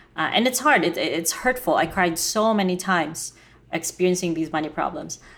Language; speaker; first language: English; non-native, local second language; Filipino